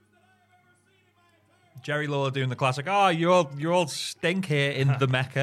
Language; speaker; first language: English; native; English